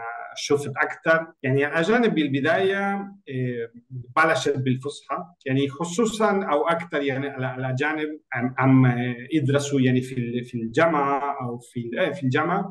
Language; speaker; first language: Arabic; non-native, learner; Spanish